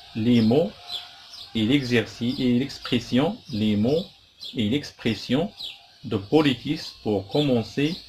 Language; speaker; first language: French; non-native, local second language; Arabic